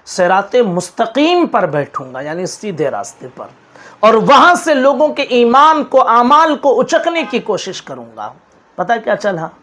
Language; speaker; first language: Urdu; native; Urdu